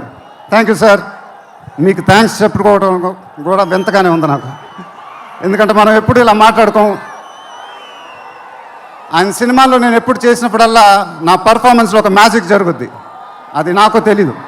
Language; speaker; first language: Telugu; native; Telugu